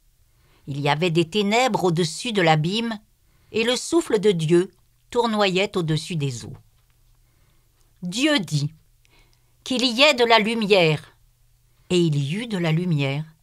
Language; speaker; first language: French; native; French